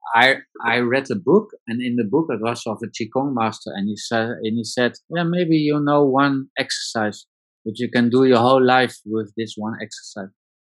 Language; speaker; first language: English; non-native, learner; Dutch